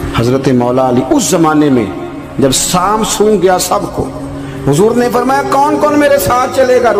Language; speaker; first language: Urdu; non-native, local second language; Punjabi